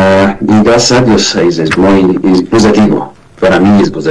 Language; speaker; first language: Spanish; non-native, learner; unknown